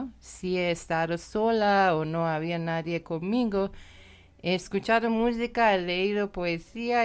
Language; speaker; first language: Spanish; non-native, learner; Persian